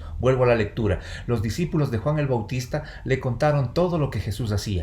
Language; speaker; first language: Spanish; native; Spanish